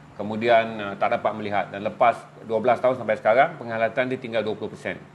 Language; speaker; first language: Malay; native; Malay